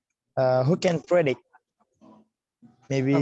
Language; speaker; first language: English; non-native, learner; Indonesian